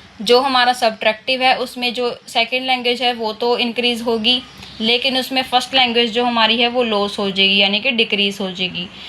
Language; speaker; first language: Hindi; native; Hindi